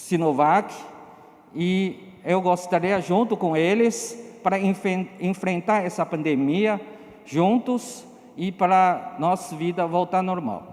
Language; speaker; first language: Portuguese; non-native, learner; Chinese